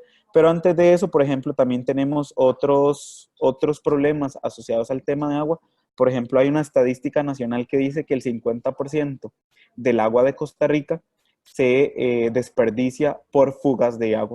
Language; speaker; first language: Spanish; native; Spanish